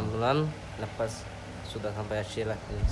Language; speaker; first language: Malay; non-native, local second language; Rohingya